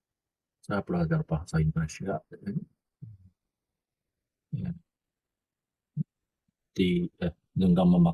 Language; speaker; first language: Indonesian; non-native, learner; Japanese